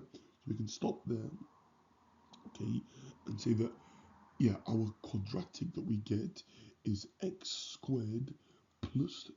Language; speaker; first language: English; native; English